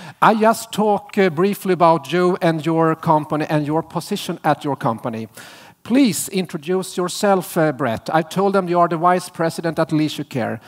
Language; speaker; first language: English; non-native, fluent; Swedish